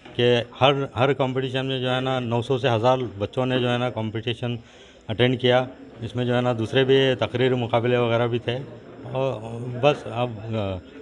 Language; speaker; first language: Hindi; non-native, local second language; Urdu